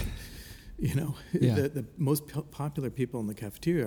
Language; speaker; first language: English; native; English